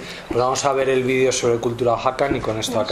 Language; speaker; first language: Spanish; native; Spanish